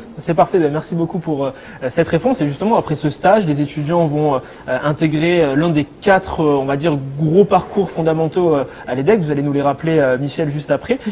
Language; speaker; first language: French; native; French